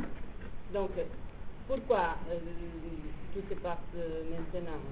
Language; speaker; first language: French; non-native, fluent; Italian